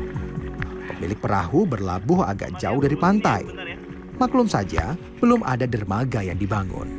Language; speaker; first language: Indonesian; native; Indonesian